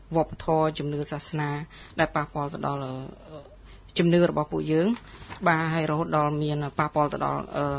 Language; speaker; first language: Khmer; non-native, local second language; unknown